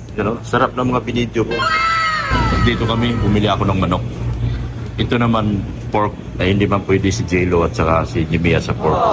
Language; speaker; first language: Filipino; non-native, local second language; Cebuano